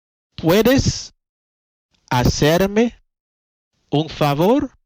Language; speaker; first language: Spanish; non-native, fluent; Haitian Creole